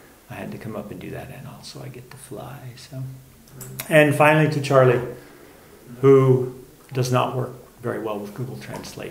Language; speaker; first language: English; native; English